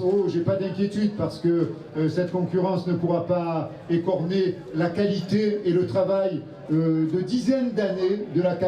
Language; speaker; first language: French; native; French